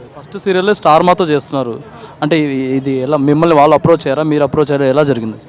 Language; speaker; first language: Telugu; native; Telugu